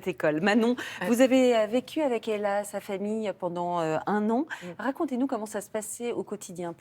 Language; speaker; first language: French; native; French